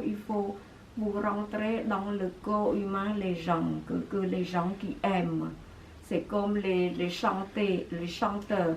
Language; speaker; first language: French; non-native, fluent; Khmer